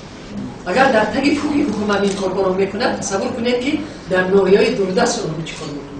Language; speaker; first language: Persian; native; Persian